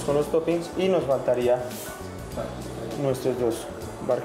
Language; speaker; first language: Spanish; native; Spanish